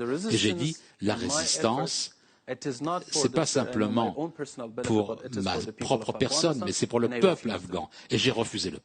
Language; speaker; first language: French; non-native, fluent; Persian